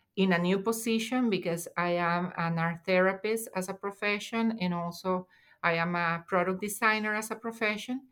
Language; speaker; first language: English; non-native, fluent; Spanish